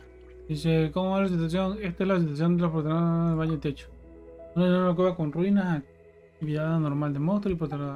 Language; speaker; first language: Spanish; native; Spanish